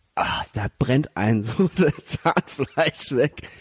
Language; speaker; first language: German; native; German